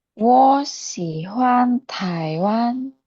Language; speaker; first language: Chinese; non-native, learner; Indonesian